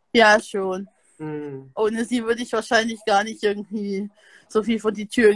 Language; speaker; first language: German; native; German